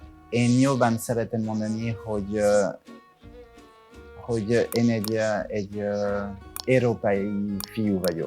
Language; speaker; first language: Hungarian; non-native, learner; French